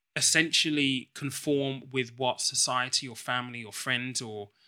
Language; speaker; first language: English; native; English